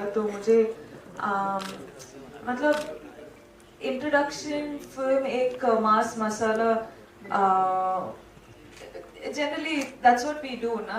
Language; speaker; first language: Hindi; non-native, local second language; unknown